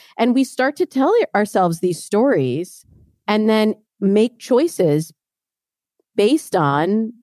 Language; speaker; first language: English; native; English